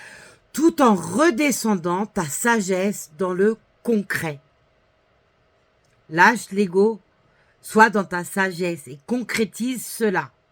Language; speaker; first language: French; native; French